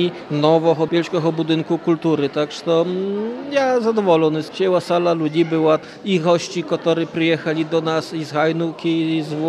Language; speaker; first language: Polish; non-native, local second language; Ukrainian